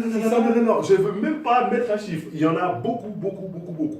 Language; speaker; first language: French; native; French